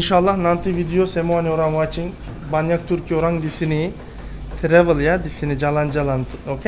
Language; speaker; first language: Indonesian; non-native, learner; Turkish